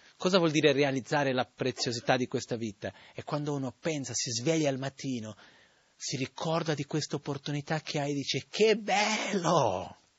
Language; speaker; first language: Italian; non-native, fluent; Portuguese